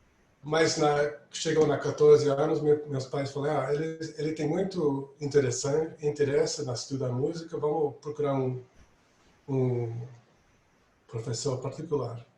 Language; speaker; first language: Portuguese; non-native, fluent; English